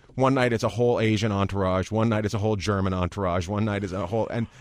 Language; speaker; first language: English; native; English